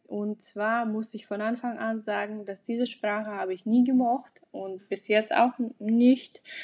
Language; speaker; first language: German; non-native, fluent; Russian